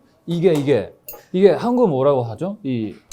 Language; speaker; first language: Korean; non-native, fluent; Chinese